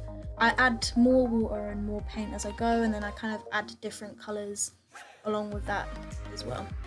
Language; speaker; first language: English; native; English